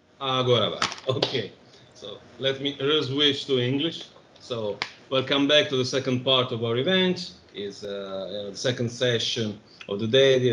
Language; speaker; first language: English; non-native, fluent; Portuguese